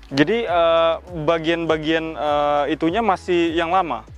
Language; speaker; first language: Indonesian; native; Indonesian